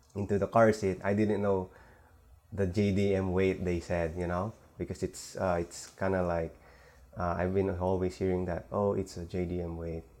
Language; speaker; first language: English; non-native, local second language; Filipino